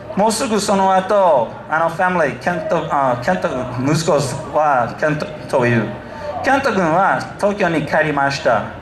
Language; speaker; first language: Japanese; non-native, learner; English